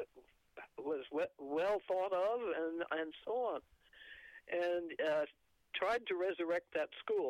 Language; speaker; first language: English; native; English